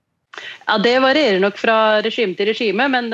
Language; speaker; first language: Norwegian; native; Norwegian